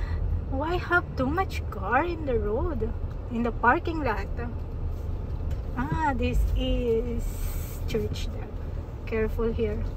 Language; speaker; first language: English; non-native, learner; Filipino